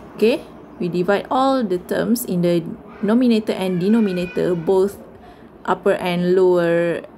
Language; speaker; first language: English; non-native, local second language; Malay